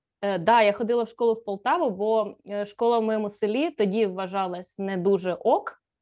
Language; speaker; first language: Ukrainian; native; Ukrainian